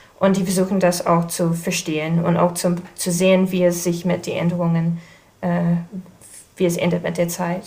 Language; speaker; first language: German; non-native, fluent; English